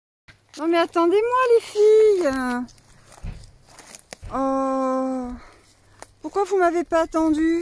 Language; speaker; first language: French; native; French